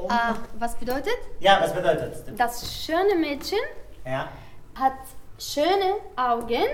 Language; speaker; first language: German; non-native, learner; Arabic